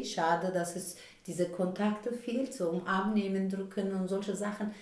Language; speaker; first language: German; non-native, learner; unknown